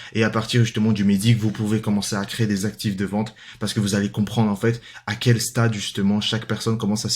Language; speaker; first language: French; native; French